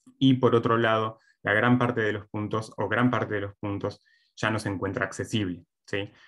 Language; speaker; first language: Spanish; native; Spanish